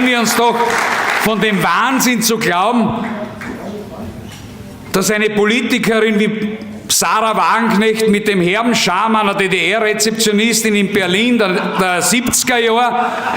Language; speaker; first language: German; native; German